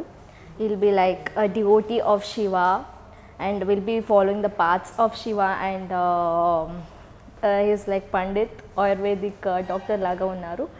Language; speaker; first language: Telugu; non-native, learner; Kannada